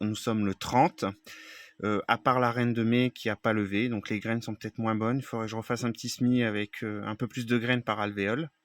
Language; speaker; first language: French; native; French